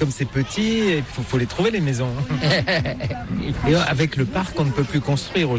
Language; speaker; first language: French; native; French